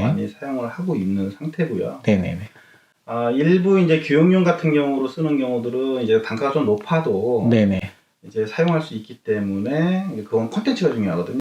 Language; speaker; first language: Korean; native; Korean